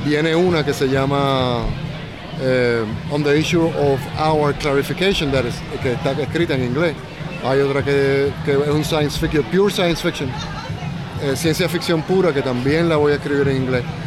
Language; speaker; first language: Spanish; native; Spanish